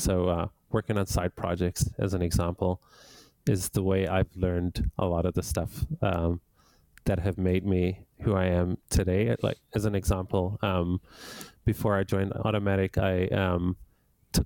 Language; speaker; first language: English; native; English